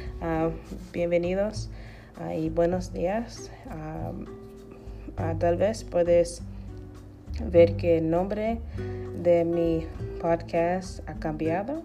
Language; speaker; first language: Spanish; non-native, learner; English